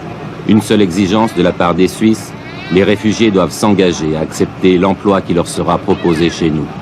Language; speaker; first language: French; native; French